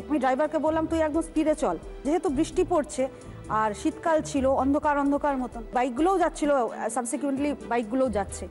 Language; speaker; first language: Bangla; native; Bangla